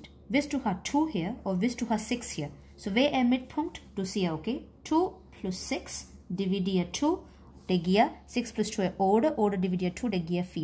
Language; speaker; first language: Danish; non-native, fluent; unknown